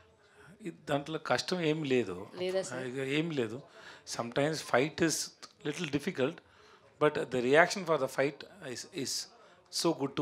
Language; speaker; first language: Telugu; non-native, learner; Tamil